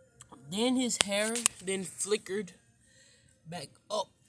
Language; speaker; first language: English; native; English